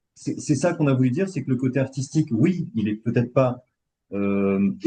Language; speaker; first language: French; native; French